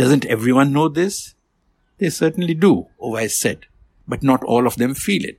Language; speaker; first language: English; non-native, local second language; Hindi